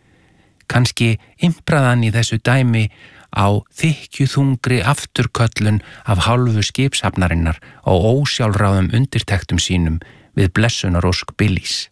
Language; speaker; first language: Icelandic; native; Icelandic